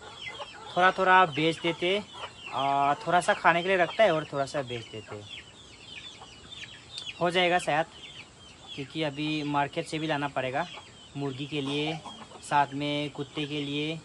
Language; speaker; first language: Hindi; non-native, local second language; Garo